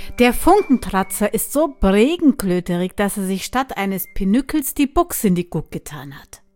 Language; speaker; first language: German; native; German